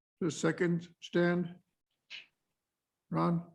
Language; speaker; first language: English; native; English